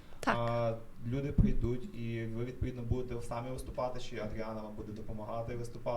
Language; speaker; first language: Ukrainian; native; Ukrainian